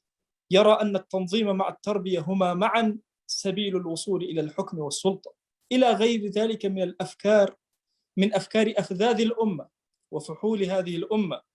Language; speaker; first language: Arabic; non-native, local second language; Kurdish